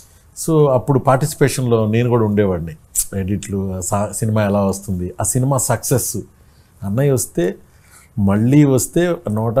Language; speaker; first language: Telugu; native; Telugu